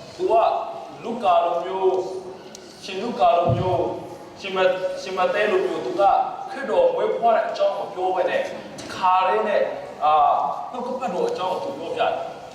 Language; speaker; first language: Burmese; non-native, local second language; Hakha Chin